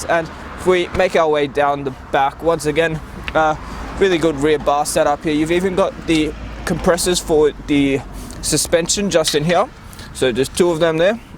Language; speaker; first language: English; native; English